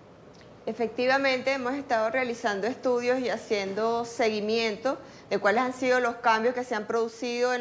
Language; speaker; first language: Spanish; native; Spanish